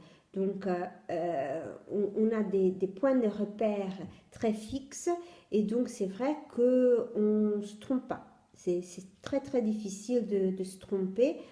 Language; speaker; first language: French; non-native, fluent; Italian